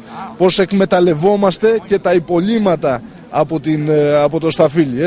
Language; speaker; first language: Greek; native; Greek